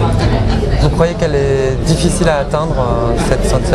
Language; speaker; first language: French; native; French